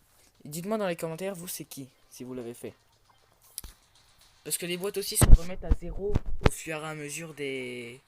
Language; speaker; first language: French; native; French